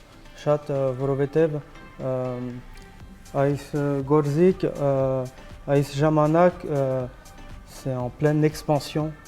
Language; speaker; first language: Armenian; non-native, learner; French